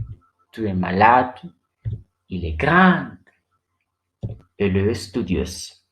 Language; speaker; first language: French; non-native, learner; Spanish